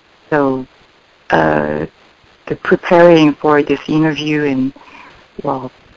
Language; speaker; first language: English; non-native, fluent; Korean